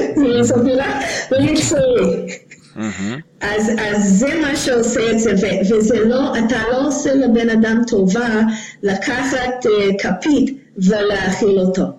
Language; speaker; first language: Hebrew; non-native, fluent; English